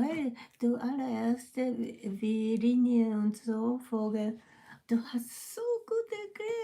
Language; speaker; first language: German; non-native, learner; Japanese